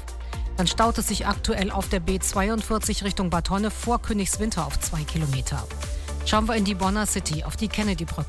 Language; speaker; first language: German; native; German